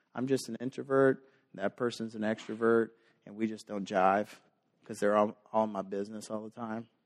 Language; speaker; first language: English; native; English